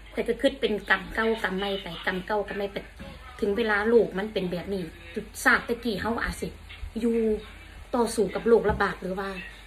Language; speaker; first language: Thai; native; Thai